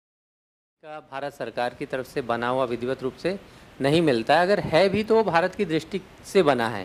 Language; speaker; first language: Hindi; native; Hindi